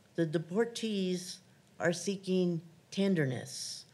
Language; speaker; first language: English; native; English